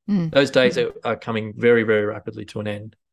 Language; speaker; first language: English; native; English